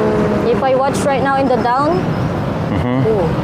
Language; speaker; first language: English; non-native, learner; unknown